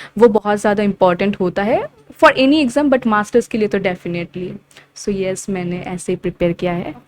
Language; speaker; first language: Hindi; non-native, local second language; Assamese